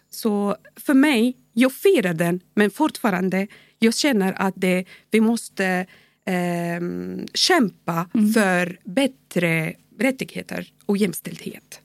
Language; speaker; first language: Swedish; non-native, fluent; Arabic